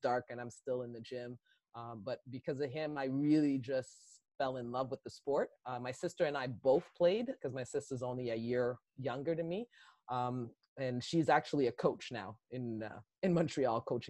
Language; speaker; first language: English; native; English